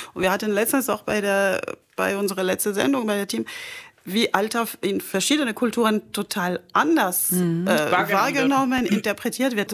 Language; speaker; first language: German; non-native, fluent; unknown